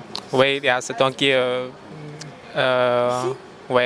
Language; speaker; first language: French; non-native, learner; Chinese